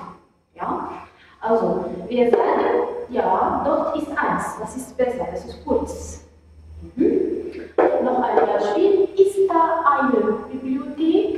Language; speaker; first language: German; non-native, fluent; Arabic